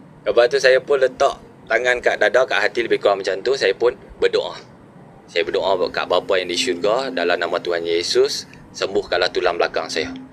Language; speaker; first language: Malay; native; Malay